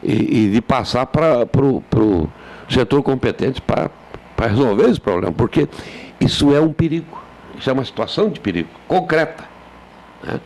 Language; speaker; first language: Portuguese; native; Portuguese